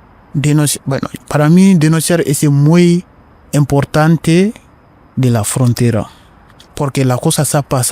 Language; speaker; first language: Spanish; non-native, learner; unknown